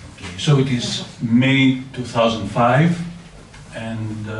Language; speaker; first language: English; non-native, fluent; Greek